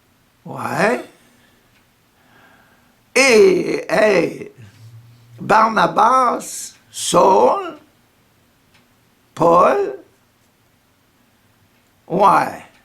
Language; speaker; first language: French; native; French